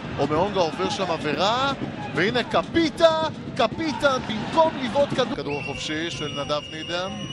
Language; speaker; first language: Hebrew; native; Hebrew